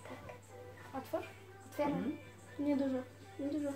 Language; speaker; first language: Polish; early bilingual, heritage; Polish